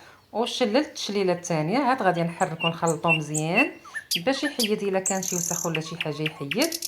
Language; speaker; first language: Arabic; native; Arabic